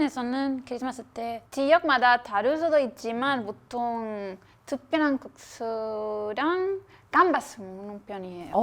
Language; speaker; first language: Korean; non-native, fluent; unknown